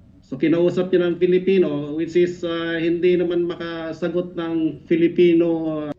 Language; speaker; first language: Filipino; native; Filipino